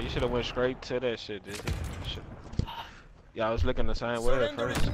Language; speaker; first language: English; native; English